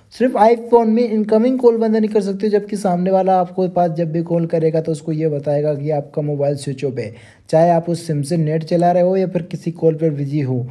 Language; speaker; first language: Hindi; native; Hindi